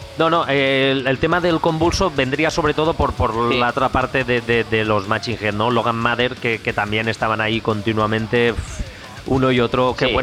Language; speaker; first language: Spanish; native; Spanish